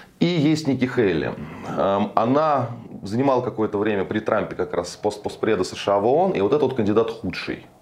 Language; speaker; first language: Russian; native; Russian